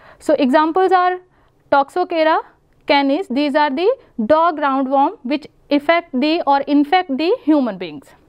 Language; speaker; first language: English; non-native, local second language; Punjabi